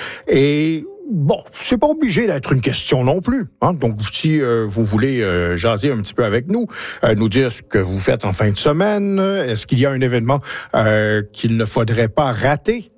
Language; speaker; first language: French; native; French